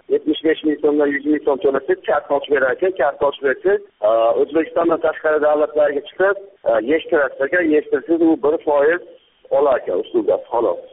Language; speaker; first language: Uzbek; native; Uzbek